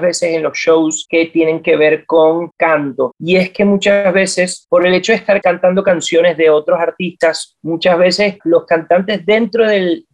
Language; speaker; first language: Spanish; native; Spanish